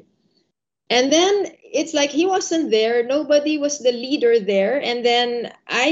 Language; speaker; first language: English; non-native, local second language; Filipino